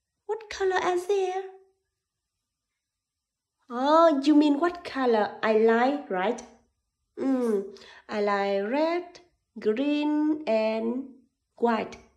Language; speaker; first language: English; non-native, learner; Vietnamese